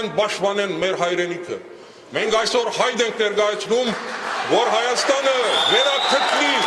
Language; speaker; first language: Armenian; early bilingual, heritage; Armenian